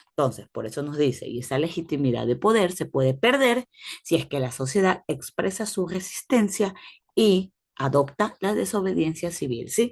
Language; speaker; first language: Spanish; native; Spanish